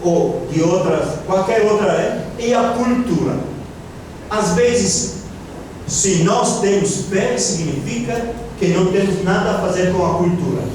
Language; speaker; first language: Portuguese; non-native, fluent; Italian